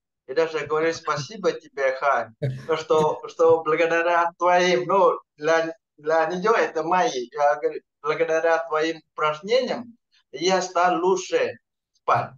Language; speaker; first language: Russian; non-native, fluent; Vietnamese